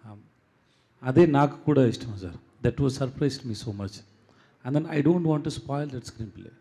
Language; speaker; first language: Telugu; non-native, learner; Tamil